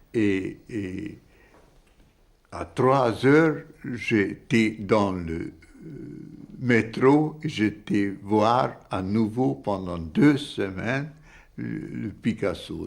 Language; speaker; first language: French; non-native, fluent; Hungarian